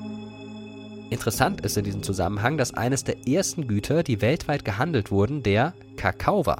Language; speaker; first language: German; native; German